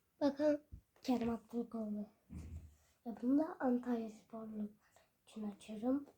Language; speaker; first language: Turkish; early bilingual, heritage; Turkish